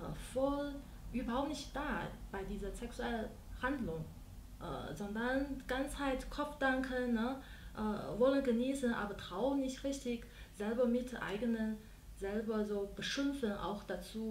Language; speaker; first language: German; non-native, fluent; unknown